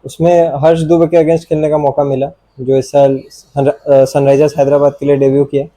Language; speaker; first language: Hindi; non-native, local second language; Bangla